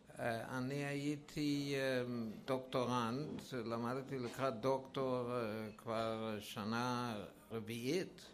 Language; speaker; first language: Hebrew; non-native, fluent; English